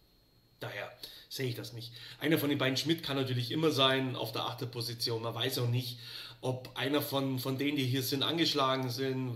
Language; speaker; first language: German; native; German